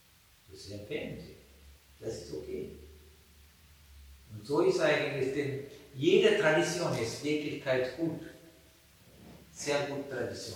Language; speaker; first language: German; non-native, fluent; Sinhala